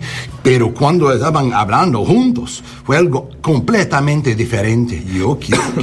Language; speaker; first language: Spanish; non-native, learner; English